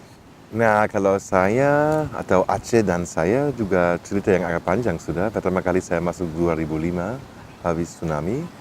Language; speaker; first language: Indonesian; non-native, fluent; German